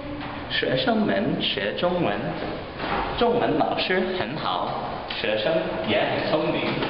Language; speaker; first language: Chinese; non-native, learner; English